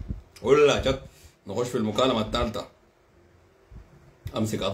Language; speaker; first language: Arabic; native; Arabic